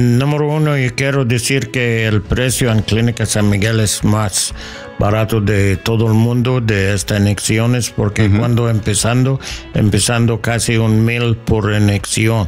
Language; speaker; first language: Spanish; non-native, learner; English